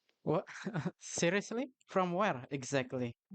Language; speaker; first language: English; non-native, learner; Indonesian